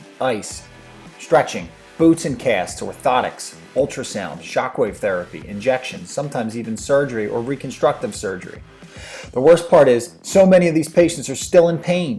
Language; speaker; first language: English; native; English